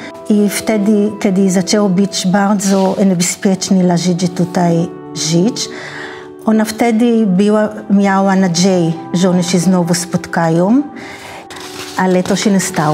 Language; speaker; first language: Polish; early bilingual, heritage; Hebrew